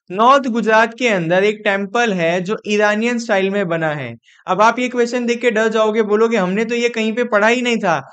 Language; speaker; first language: Hindi; non-native, local second language; Gujarati